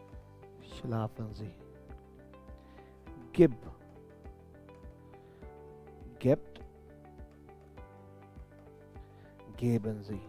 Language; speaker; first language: German; non-native, fluent; Hindi